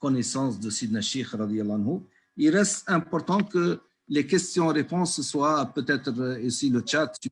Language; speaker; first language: French; non-native, local second language; Arabic